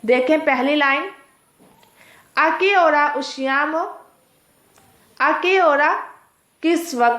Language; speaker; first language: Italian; non-native, fluent; Urdu